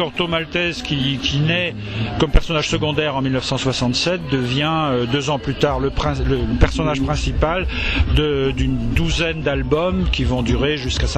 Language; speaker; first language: French; native; French